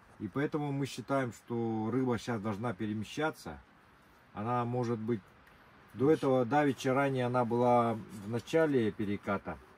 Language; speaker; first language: Russian; native; Russian